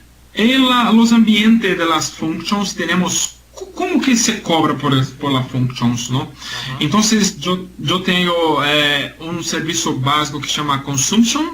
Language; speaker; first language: Spanish; non-native, learner; Portuguese